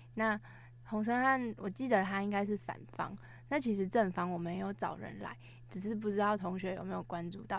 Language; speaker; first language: Chinese; native; Chinese